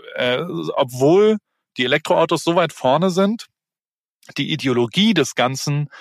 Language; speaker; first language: German; native; German